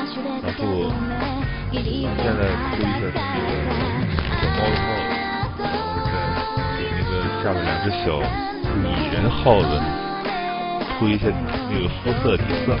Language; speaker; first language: Chinese; native; Chinese